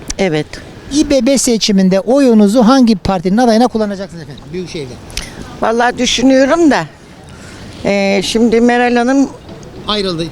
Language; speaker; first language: Turkish; native; Turkish